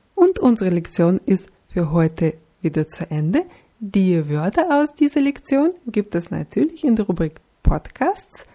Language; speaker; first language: German; non-native, fluent; Russian